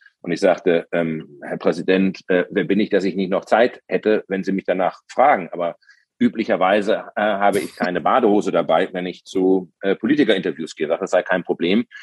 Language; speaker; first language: German; native; German